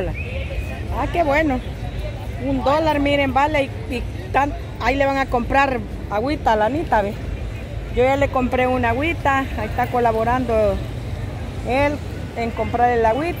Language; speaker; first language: Spanish; native; Spanish